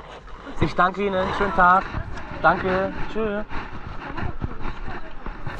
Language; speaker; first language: German; non-native, learner; Turkish